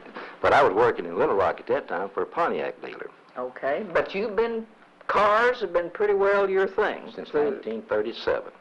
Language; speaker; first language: English; native; English